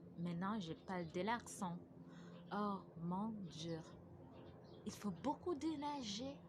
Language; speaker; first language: French; non-native, fluent; Ganda